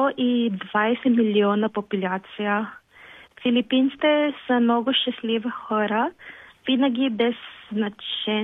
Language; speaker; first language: Bulgarian; non-native, learner; Filipino